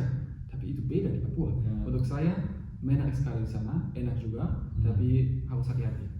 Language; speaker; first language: Indonesian; non-native, fluent; German